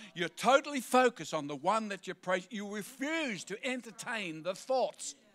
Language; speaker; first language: English; native; English